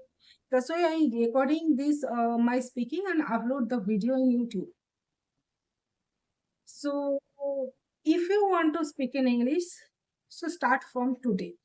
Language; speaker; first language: English; non-native, learner; Bangla